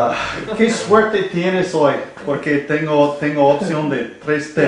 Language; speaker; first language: Spanish; non-native, learner; English